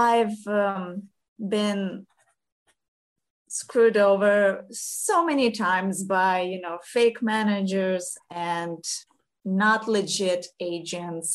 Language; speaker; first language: English; non-native, fluent; Ukrainian